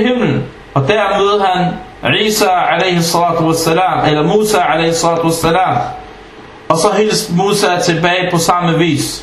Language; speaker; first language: Danish; non-native, fluent; Arabic